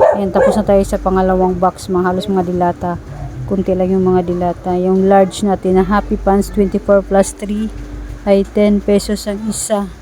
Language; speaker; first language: Filipino; non-native, local second language; Cebuano